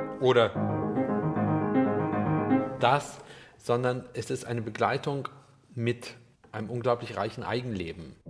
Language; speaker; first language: German; early bilingual, other home language; Russian